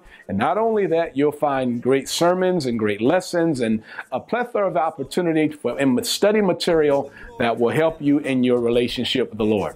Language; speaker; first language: English; native; English